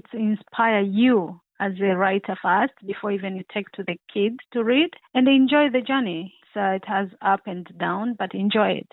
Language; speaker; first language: English; non-native, local second language; Swahili